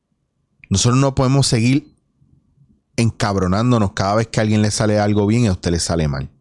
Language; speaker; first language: Spanish; native; Spanish